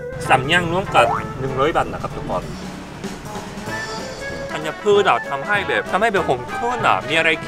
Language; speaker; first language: Thai; non-native, fluent; Korean